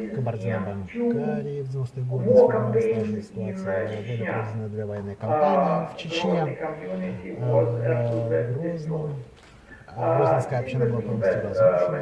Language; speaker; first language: Russian; non-native, local second language; Azerbaijani